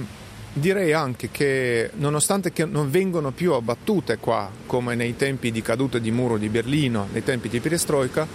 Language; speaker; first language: Italian; non-native, fluent; Russian